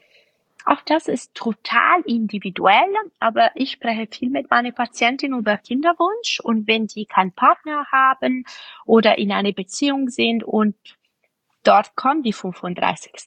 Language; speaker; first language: German; non-native, fluent; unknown